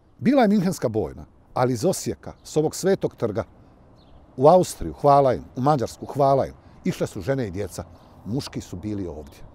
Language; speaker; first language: Croatian; native; Croatian